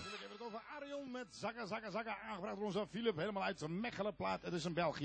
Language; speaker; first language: Dutch; native; Dutch